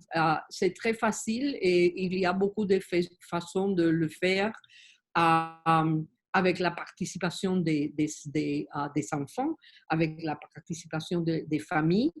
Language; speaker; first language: French; non-native, learner; Spanish